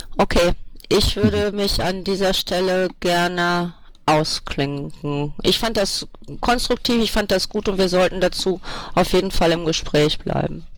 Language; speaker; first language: German; native; German